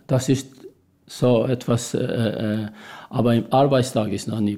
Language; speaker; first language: German; non-native, learner; Albanian